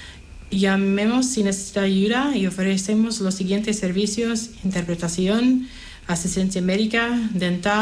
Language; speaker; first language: Spanish; non-native, fluent; English